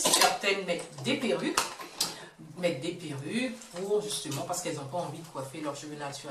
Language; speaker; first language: French; native; French